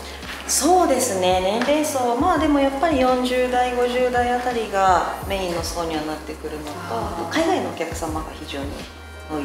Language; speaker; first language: Japanese; native; Japanese